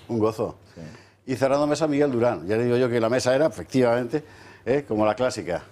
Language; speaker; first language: Spanish; native; Spanish